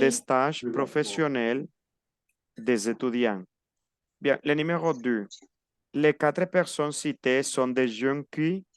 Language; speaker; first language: French; non-native, fluent; Spanish